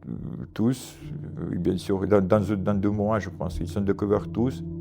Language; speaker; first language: French; non-native, learner; Ukrainian